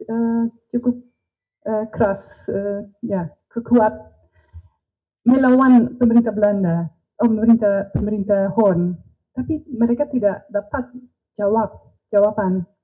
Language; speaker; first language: Indonesian; non-native, learner; Dutch